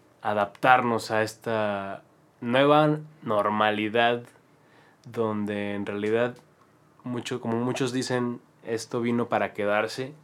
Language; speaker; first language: Spanish; native; Spanish